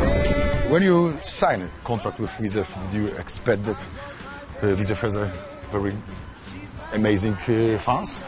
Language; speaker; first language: English; non-native, learner; Polish